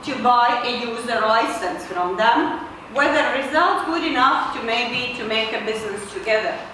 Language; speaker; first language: English; non-native, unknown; Latvian